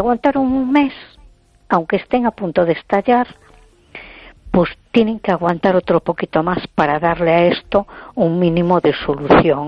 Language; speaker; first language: Spanish; native; Spanish